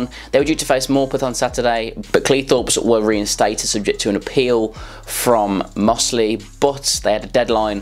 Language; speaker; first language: English; native; English